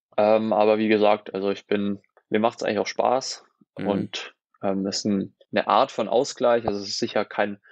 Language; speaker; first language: German; native; German